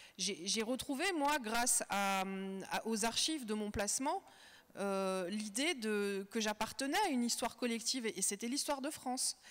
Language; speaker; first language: French; early bilingual, other home language; Kabyle